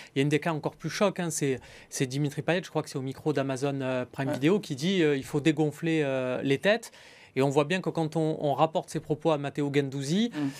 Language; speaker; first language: French; native; French